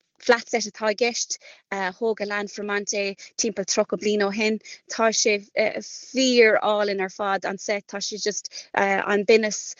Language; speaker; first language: Irish; non-native, local second language; English